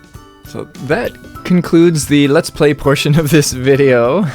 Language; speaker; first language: English; native; English